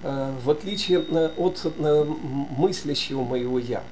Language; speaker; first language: Russian; native; Russian